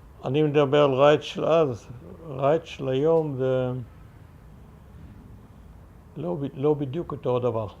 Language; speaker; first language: Hebrew; early bilingual, other home language; German